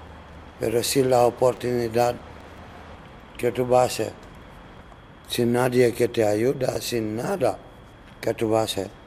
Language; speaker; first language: Spanish; non-native, learner; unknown